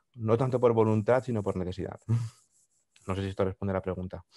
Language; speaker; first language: Spanish; native; Spanish